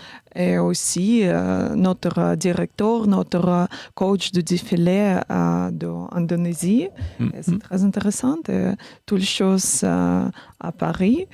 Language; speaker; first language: French; non-native, learner; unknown